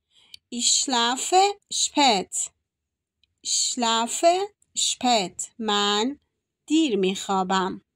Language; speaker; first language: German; non-native, fluent; Persian